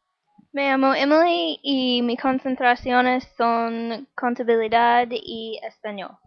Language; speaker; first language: Spanish; non-native, learner; English